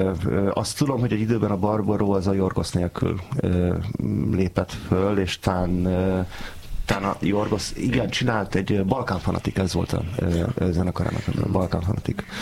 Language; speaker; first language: Hungarian; native; Hungarian